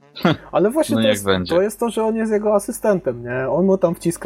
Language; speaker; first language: Polish; native; Polish